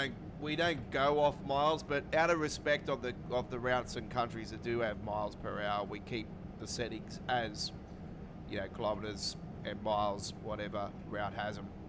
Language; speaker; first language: English; native; English